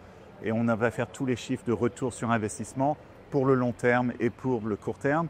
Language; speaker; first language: French; native; French